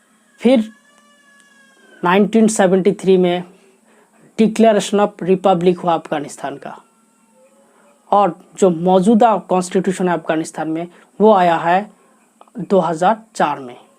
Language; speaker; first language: Hindi; non-native, local second language; Assamese